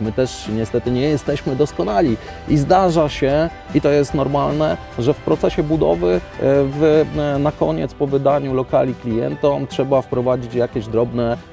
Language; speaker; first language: Polish; native; Polish